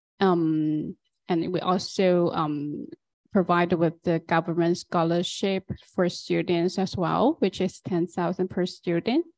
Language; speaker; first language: English; non-native, fluent; Chinese